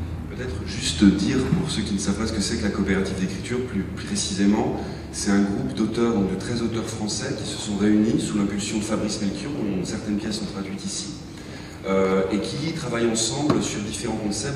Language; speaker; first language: French; native; French